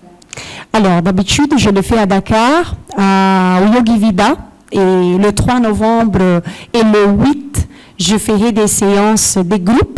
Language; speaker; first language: French; non-native, fluent; Portuguese